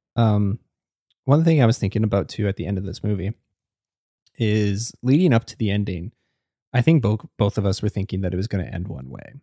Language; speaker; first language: English; native; English